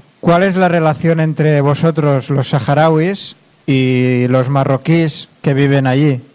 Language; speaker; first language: Spanish; non-native, local second language; Catalan